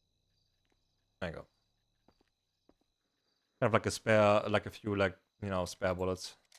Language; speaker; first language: English; non-native, fluent; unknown